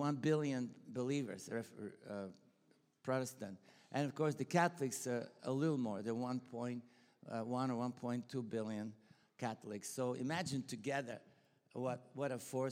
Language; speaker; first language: English; non-native, fluent; Bulgarian